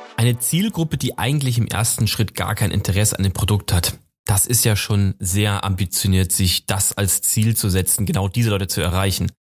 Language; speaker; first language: German; native; German